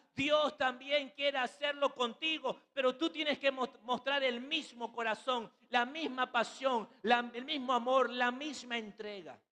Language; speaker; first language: Spanish; native; Spanish